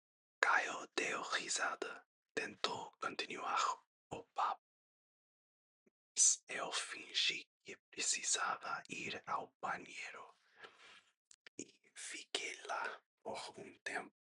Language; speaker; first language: Portuguese; non-native, learner; English